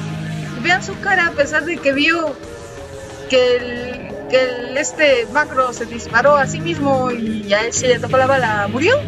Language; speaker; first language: Spanish; native; Spanish